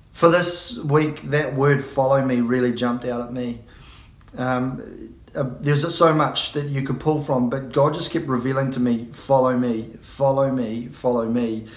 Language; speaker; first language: English; native; English